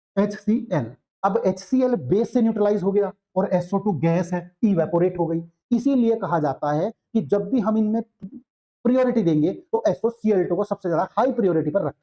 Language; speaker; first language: Hindi; native; Hindi